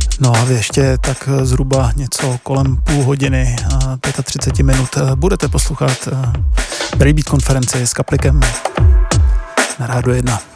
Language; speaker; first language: Czech; native; Czech